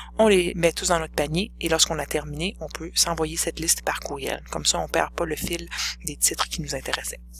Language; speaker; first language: French; native; French